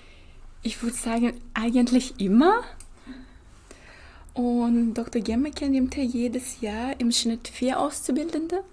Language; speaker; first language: German; non-native, fluent; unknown